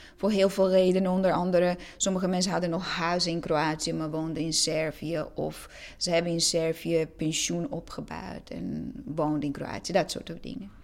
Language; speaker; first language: Dutch; non-native, fluent; Croatian